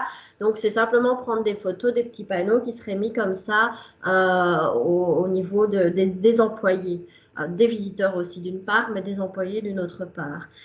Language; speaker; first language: French; native; French